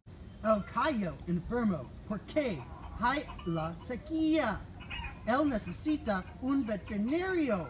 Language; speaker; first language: Spanish; non-native, learner; English